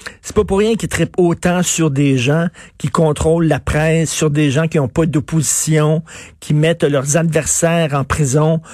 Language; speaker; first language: French; native; French